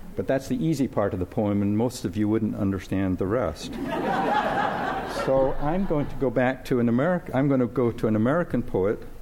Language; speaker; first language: English; native; English